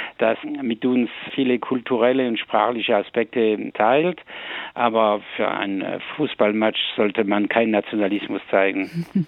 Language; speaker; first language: German; non-native, local second language; French